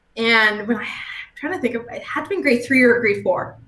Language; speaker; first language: English; native; English